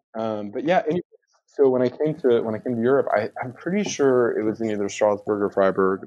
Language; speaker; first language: English; native; English